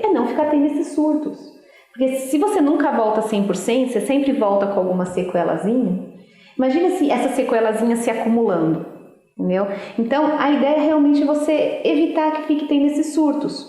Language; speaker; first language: Portuguese; native; Portuguese